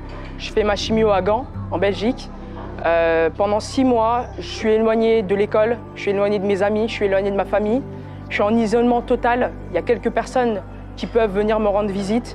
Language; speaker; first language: French; native; French